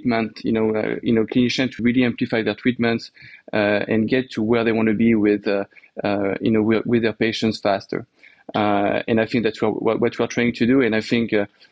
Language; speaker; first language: English; non-native, fluent; French